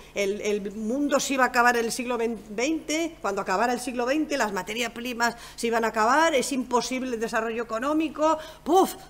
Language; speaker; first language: Spanish; native; Spanish